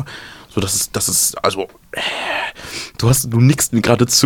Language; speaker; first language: German; native; German